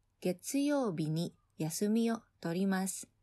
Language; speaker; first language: Japanese; non-native, fluent; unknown